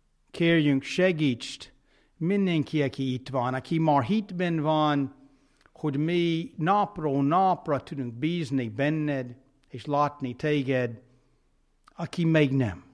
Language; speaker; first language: Hungarian; non-native, fluent; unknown